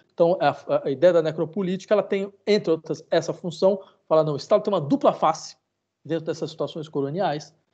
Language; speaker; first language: Portuguese; native; Portuguese